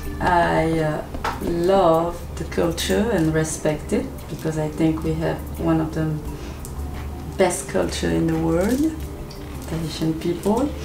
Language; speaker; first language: English; non-native, learner; Japanese